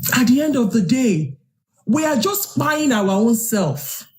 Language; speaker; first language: English; non-native, local second language; Yoruba